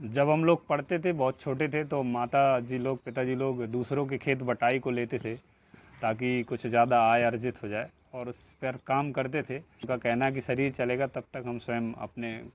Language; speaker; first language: Hindi; native; Hindi